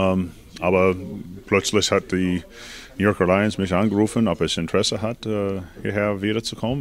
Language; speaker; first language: German; non-native, learner; English